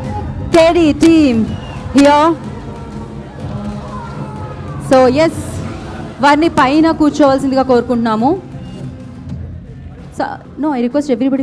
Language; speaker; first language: Telugu; native; Telugu